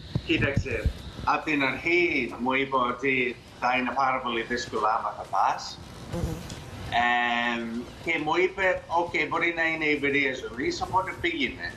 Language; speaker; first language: Greek; non-native, fluent; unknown